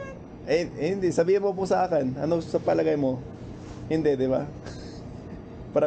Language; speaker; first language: Filipino; non-native, fluent; English